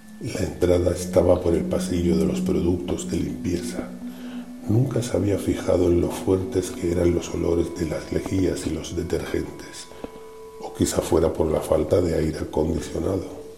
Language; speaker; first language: Spanish; native; Spanish